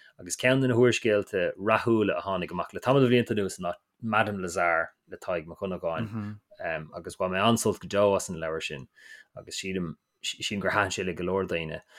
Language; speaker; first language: Irish; native; Irish